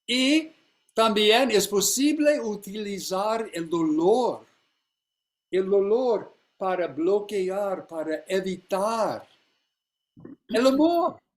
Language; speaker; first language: Spanish; non-native, fluent; English